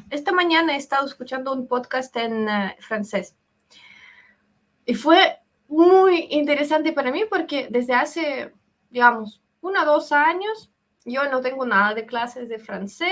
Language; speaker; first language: Spanish; non-native, fluent; Russian